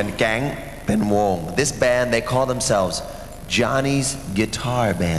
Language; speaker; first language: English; non-native, fluent; Thai